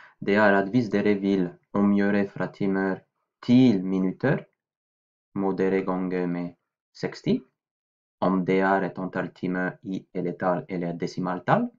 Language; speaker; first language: Norwegian; non-native, fluent; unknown